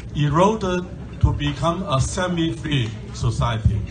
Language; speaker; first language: English; non-native, local second language; Cantonese